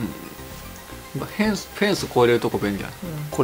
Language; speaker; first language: Japanese; native; Japanese